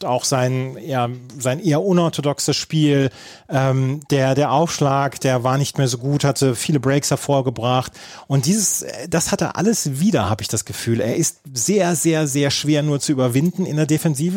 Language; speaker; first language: German; native; German